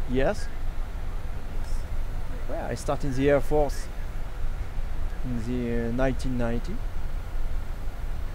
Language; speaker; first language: English; non-native, learner; French